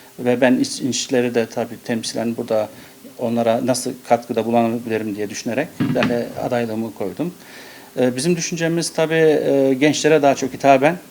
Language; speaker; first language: Turkish; early bilingual, heritage; Turkish